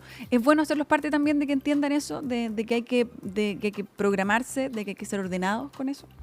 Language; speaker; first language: Spanish; native; Spanish